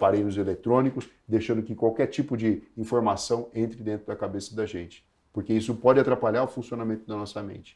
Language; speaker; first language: Portuguese; native; Portuguese